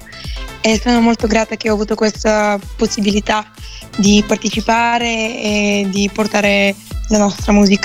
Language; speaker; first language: Italian; non-native, fluent; Bulgarian